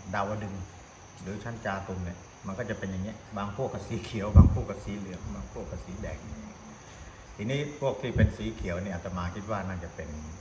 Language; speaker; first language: Thai; native; Thai